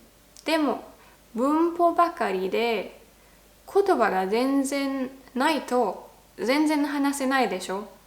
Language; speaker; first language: Japanese; non-native, fluent; German